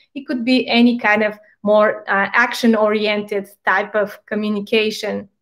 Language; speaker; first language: English; non-native, fluent; Bulgarian